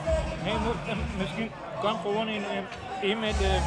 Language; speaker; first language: Dutch; non-native, learner; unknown